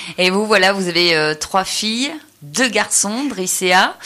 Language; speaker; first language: French; native; French